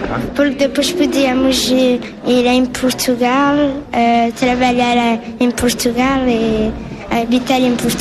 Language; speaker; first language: Portuguese; early bilingual, heritage; Portuguese